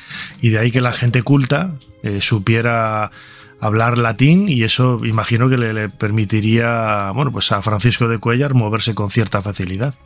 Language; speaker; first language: Spanish; native; Spanish